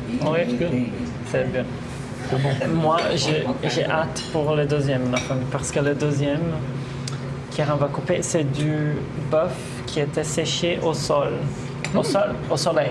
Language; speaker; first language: French; non-native, fluent; Portuguese